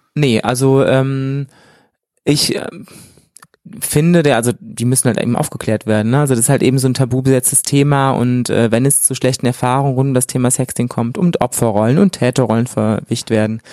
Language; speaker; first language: German; native; German